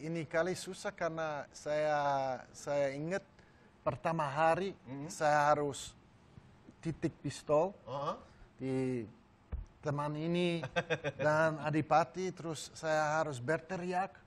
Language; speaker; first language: Indonesian; non-native, learner; Dutch